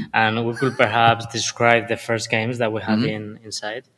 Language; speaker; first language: English; non-native, fluent; Spanish